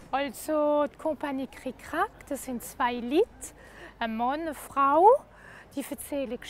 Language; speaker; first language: German; non-native, local second language; French